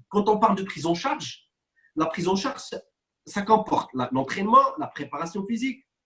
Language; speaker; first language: French; non-native, local second language; Arabic